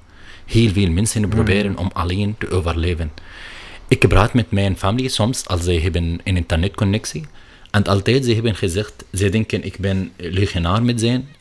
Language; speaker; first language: Dutch; non-native, learner; Arabic